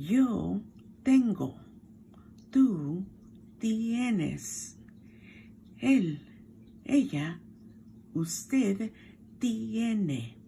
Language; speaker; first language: Spanish; non-native, fluent; English